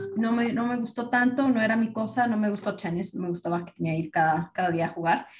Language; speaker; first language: Spanish; early bilingual, heritage; Spanish